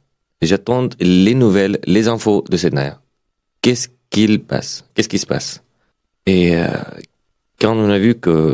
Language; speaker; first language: French; non-native, fluent; Arabic